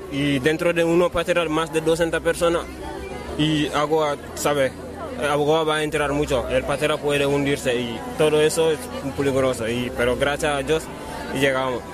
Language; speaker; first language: Spanish; non-native, learner; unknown